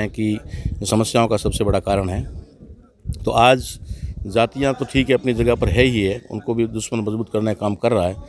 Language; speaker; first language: Hindi; native; Hindi